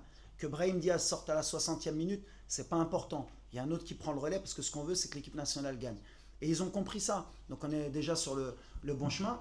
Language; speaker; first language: French; native; French